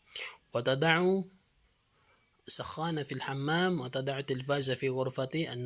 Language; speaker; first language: Arabic; non-native, fluent; Filipino